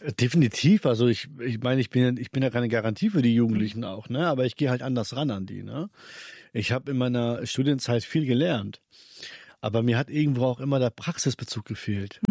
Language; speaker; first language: German; early bilingual, other home language; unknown